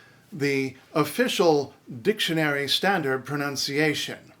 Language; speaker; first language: English; native; English